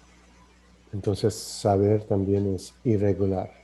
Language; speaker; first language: Spanish; non-native, learner; English